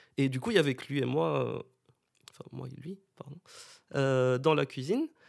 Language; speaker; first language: French; non-native, local second language; Malagasy